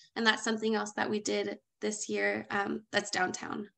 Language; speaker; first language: English; native; English